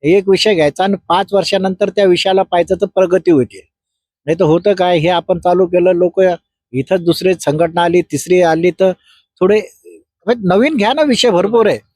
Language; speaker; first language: Marathi; native; Marathi